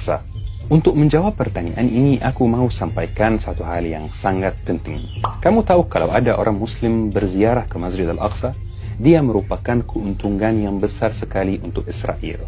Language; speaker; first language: Indonesian; non-native, fluent; Arabic